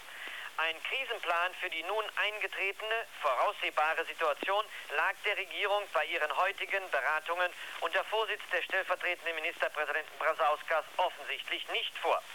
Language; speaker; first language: German; native; German